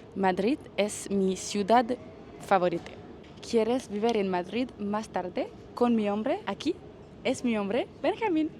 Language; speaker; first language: Spanish; non-native, learner; French